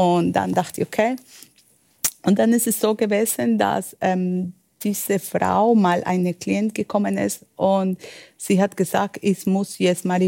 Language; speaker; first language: German; non-native, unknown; Spanish